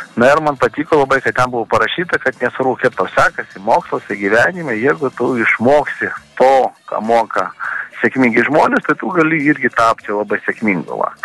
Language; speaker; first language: Lithuanian; early bilingual, heritage; Lithuanian